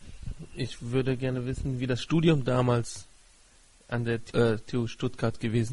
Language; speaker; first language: German; non-native, fluent; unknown